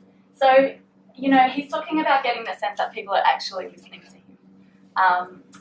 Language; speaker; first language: English; native; English